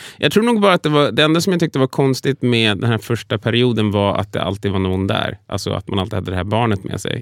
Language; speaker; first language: Swedish; native; Swedish